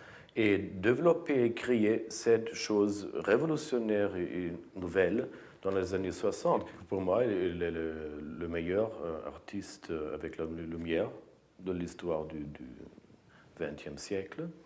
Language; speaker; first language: French; non-native, fluent; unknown